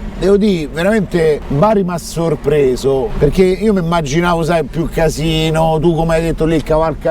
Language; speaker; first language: Italian; native; Italian